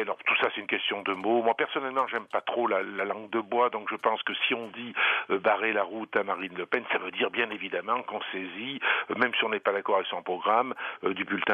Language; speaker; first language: French; native; French